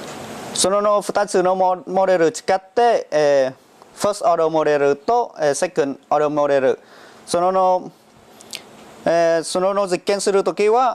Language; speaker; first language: Japanese; non-native, learner; Vietnamese